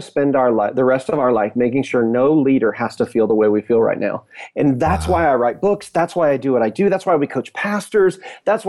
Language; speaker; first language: English; native; English